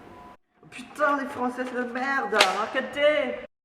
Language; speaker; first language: French; non-native, learner; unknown